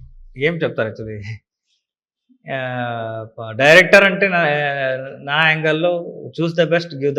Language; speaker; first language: Telugu; non-native, local second language; Kannada